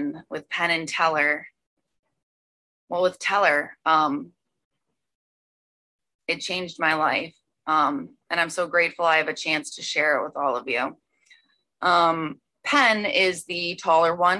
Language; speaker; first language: English; native; English